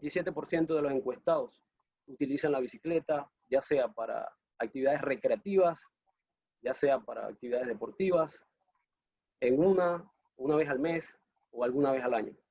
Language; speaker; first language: Spanish; native; Spanish